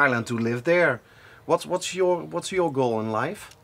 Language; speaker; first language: English; non-native, fluent; Dutch